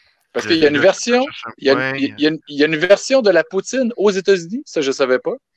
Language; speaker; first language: French; native; French